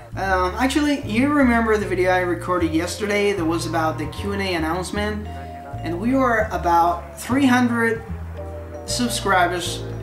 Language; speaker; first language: English; non-native, fluent; Spanish